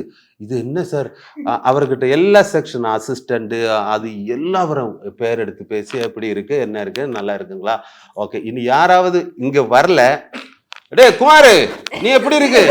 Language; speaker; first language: Tamil; non-native, learner; Malayalam